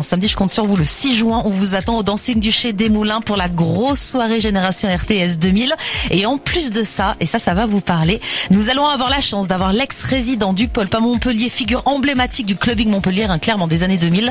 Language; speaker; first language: French; native; French